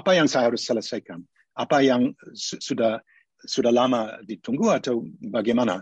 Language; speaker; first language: Indonesian; non-native, fluent; English